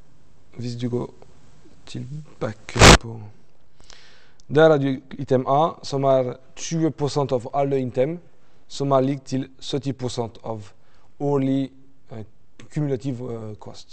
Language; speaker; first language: Norwegian; non-native, fluent; French